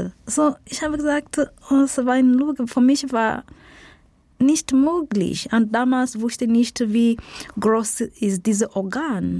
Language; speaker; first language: German; non-native, fluent; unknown